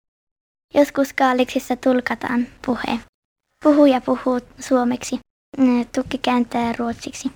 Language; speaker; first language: Finnish; early bilingual, heritage; Finnish